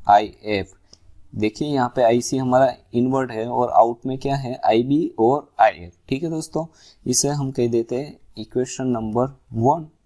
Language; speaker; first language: Hindi; non-native, local second language; Gujarati